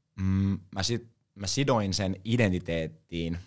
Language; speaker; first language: Finnish; native; Finnish